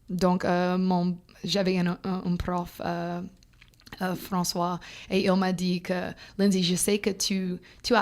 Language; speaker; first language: French; non-native, fluent; English